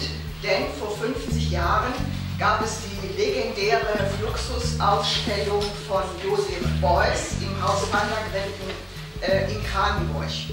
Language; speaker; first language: German; native; German